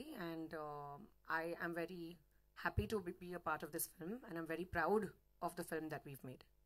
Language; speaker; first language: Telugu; non-native, learner; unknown